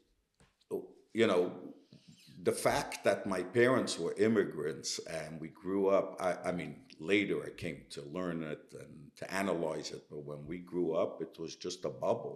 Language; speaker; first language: English; early bilingual, other home language; Yiddish